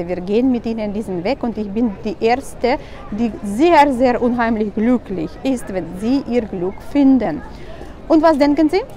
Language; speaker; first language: German; non-native, fluent; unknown